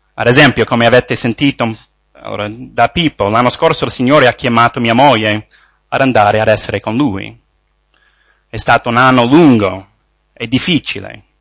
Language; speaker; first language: Italian; non-native, fluent; English